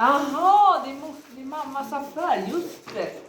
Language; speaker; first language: Swedish; native; Swedish